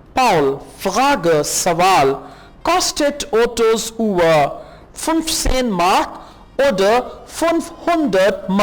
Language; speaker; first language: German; non-native, learner; Urdu